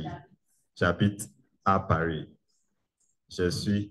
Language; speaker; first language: French; non-native, learner; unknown